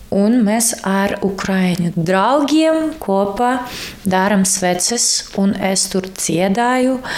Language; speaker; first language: Latvian; non-native, learner; Ukrainian